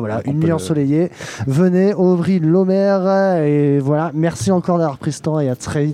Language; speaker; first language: French; native; French